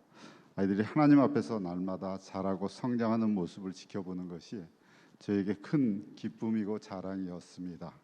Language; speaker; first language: Korean; native; Korean